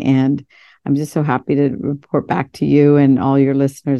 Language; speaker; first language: English; early bilingual, other home language; Urdu